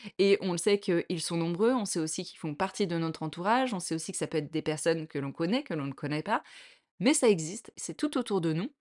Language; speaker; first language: French; native; French